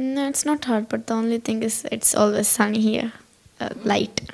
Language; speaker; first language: English; non-native, learner; Divehi